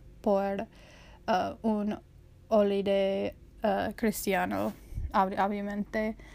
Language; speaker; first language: Spanish; non-native, learner; English